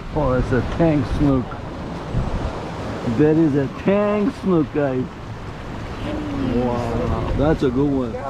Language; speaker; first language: English; native; English